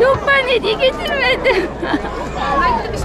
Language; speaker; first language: Turkish; non-native, fluent; Turkmen